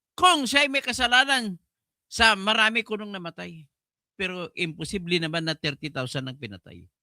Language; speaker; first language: Filipino; non-native, local second language; Cebuano